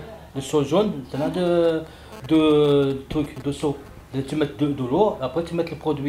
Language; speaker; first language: French; non-native, learner; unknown